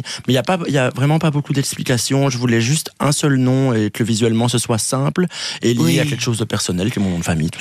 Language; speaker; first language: French; native; French